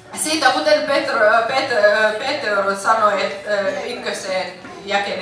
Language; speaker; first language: Finnish; non-native, fluent; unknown